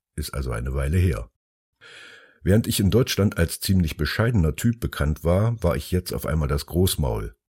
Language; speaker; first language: German; early bilingual, other home language; Finnish